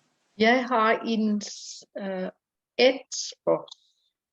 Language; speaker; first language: Danish; non-native, learner; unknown